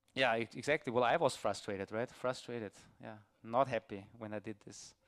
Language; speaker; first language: English; non-native, fluent; German